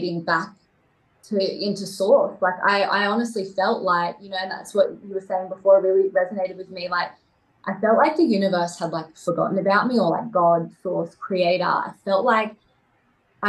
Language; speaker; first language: English; native; English